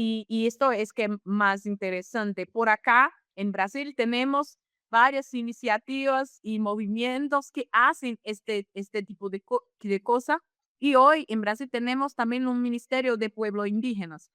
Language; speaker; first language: Spanish; non-native, fluent; Portuguese